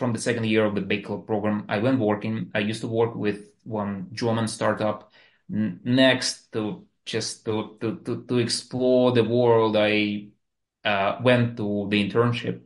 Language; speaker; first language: English; non-native, fluent; Russian